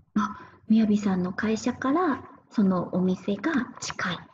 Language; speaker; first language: Japanese; native; Japanese